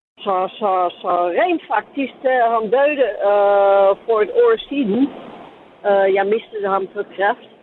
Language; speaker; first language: Danish; non-native, fluent; Dutch